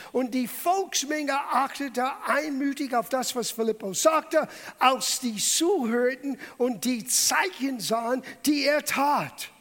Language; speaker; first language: German; non-native, fluent; English